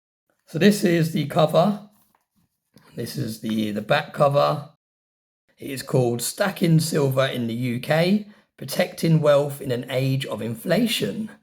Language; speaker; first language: English; native; English